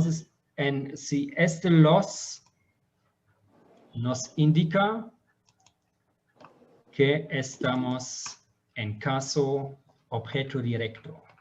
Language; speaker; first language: Spanish; non-native, fluent; German